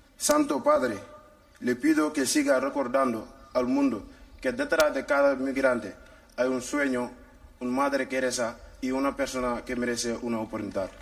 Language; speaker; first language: Spanish; non-native, learner; Wolof